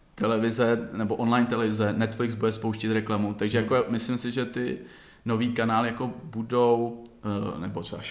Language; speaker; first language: Czech; native; Czech